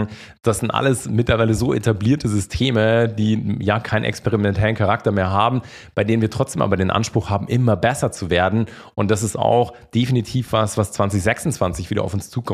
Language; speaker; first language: German; native; German